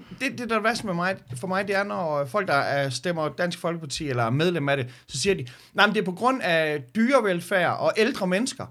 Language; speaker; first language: Danish; native; Danish